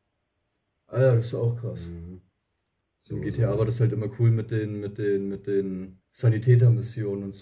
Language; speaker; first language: German; native; German